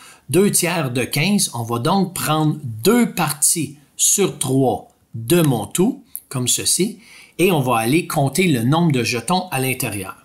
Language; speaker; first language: French; native; French